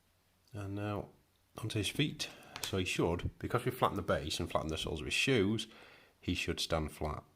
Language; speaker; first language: English; native; English